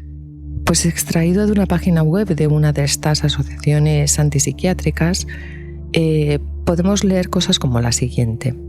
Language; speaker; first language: Spanish; native; Spanish